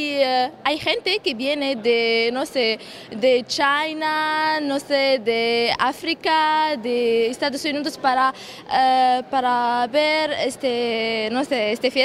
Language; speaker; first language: Spanish; non-native, learner; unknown